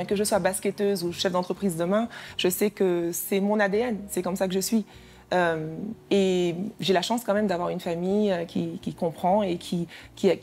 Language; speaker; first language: French; native; French